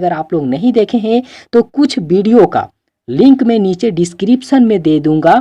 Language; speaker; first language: Hindi; native; Hindi